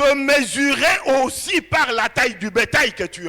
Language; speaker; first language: French; non-native, local second language; Lingala